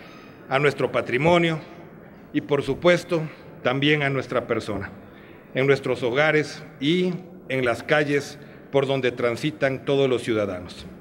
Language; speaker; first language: Spanish; native; Spanish